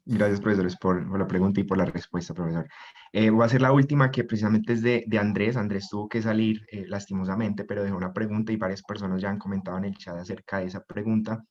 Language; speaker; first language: Spanish; native; Spanish